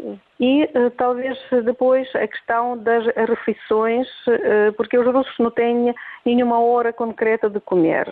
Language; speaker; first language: Portuguese; non-native, fluent; Russian